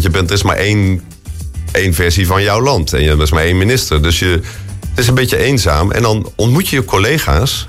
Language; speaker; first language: Dutch; native; Dutch